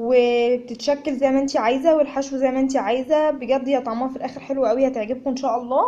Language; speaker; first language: Arabic; native; Arabic